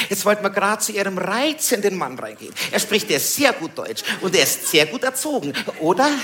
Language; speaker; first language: German; native; German